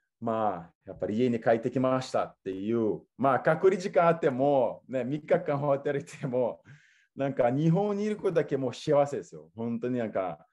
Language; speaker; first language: Japanese; non-native, fluent; Portuguese